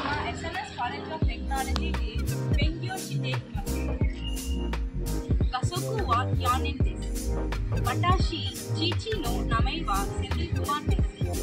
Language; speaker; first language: Japanese; non-native, learner; Tamil